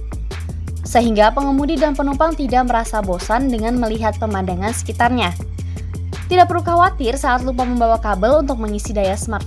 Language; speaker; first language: Indonesian; native; Indonesian